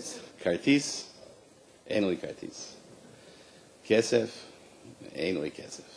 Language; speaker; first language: Hebrew; non-native, fluent; English